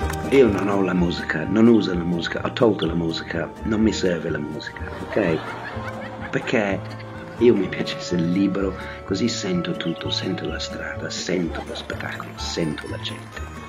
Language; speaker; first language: Italian; non-native, fluent; English